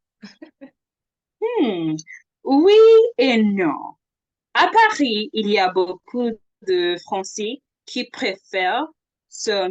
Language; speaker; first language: French; non-native, fluent; English